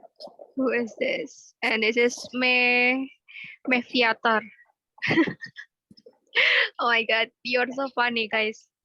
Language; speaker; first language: English; non-native, learner; Indonesian